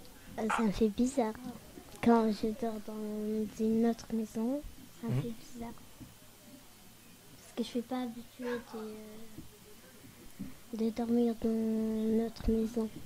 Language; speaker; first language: French; early bilingual, other home language; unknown